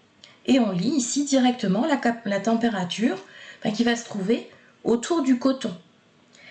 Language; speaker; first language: French; native; French